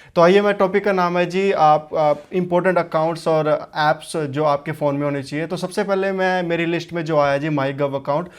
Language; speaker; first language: Hindi; native; Hindi